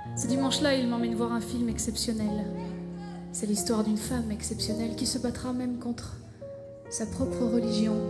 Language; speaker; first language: French; native; French